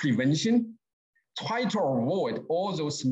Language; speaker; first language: English; non-native, learner; Chinese